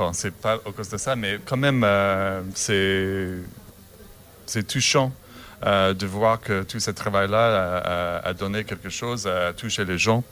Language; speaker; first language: French; non-native, learner; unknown